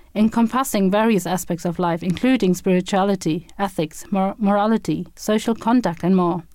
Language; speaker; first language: English; non-native, fluent; German